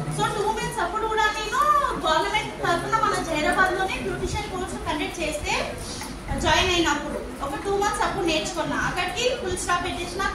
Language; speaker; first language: Telugu; non-native, local second language; Hindi